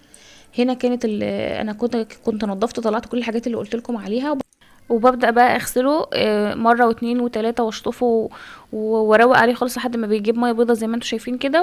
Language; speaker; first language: Arabic; native; Arabic